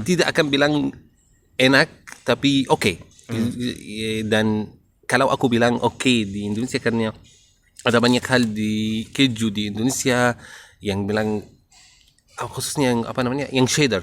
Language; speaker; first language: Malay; non-native, learner; Arabic